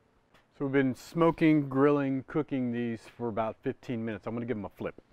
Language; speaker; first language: English; native; English